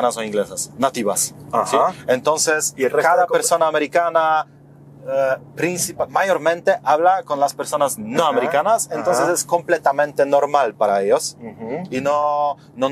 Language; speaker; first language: Spanish; non-native, fluent; Polish